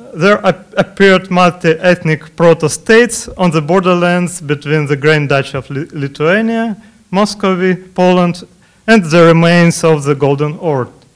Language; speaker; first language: English; non-native, fluent; Russian